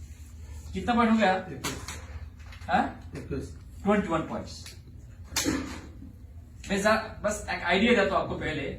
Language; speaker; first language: Hindi; non-native, learner; Bangla